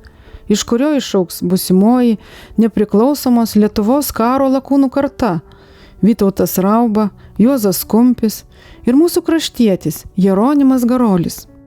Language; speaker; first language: Lithuanian; native; Lithuanian